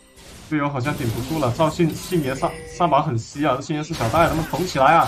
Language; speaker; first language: Chinese; native; Chinese